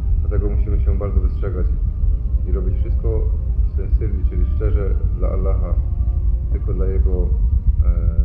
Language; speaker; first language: Polish; non-native, fluent; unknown